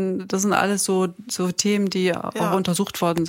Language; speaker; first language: German; native; German